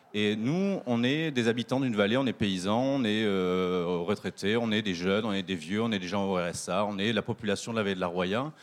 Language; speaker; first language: French; native; French